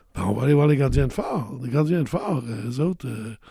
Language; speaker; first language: French; native; French